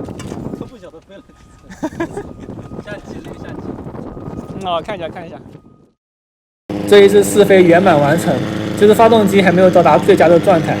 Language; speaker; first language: Chinese; native; Chinese